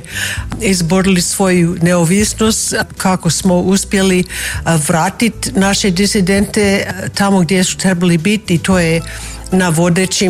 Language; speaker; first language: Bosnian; non-native, fluent; English